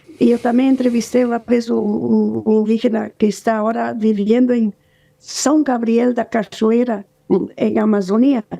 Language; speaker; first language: Spanish; non-native, fluent; Portuguese